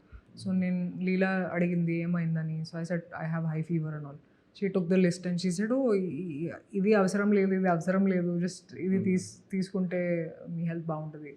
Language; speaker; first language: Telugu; non-native, fluent; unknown